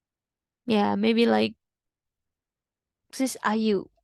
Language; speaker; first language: English; non-native, fluent; Indonesian